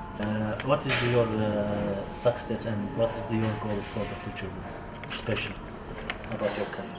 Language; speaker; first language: English; non-native, learner; Turkish